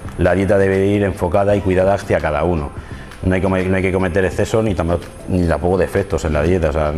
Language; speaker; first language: Spanish; native; Spanish